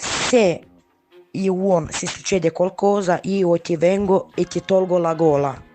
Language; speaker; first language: Italian; non-native, learner; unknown